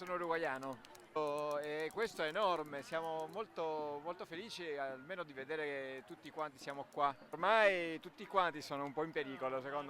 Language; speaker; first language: Italian; non-native, fluent; Spanish